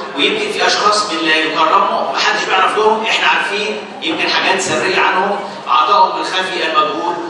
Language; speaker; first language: Arabic; native; Arabic